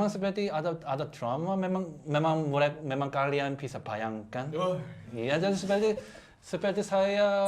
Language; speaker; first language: Indonesian; non-native, learner; Korean